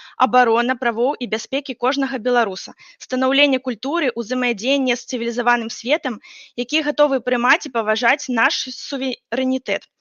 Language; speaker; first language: Belarusian; non-native, local second language; Russian